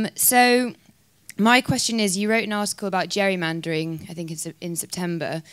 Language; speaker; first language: English; native; English